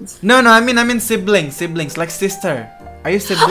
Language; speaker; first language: English; non-native, learner; Indonesian